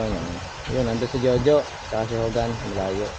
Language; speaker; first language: Filipino; native; Filipino